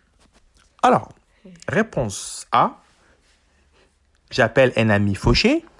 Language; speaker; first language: French; native; French